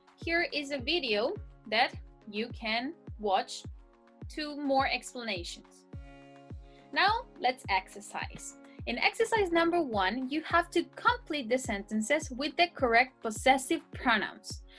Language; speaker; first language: English; non-native, fluent; Spanish